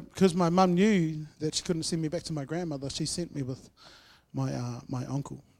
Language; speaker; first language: English; native; English